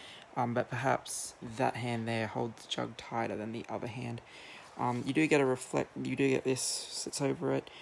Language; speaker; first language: English; native; English